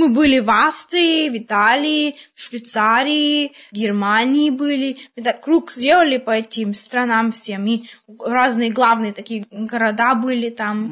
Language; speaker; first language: Russian; early bilingual, heritage; Russian